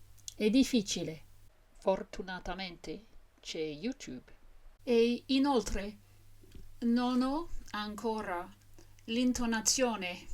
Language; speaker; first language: Italian; non-native, fluent; English